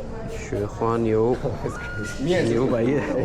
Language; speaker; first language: Chinese; non-native, fluent; English